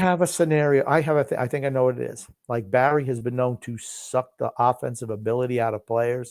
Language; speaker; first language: English; native; English